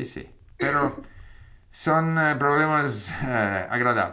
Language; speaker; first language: Spanish; non-native, fluent; English